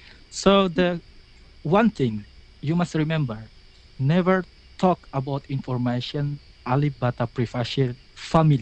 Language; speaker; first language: English; non-native, learner; Indonesian